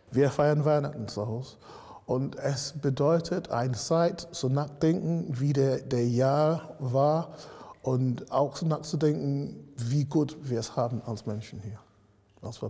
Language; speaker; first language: German; non-native, fluent; English